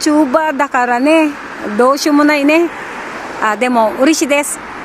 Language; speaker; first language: Japanese; non-native, learner; Filipino